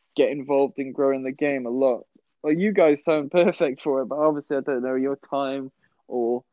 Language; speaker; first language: English; native; English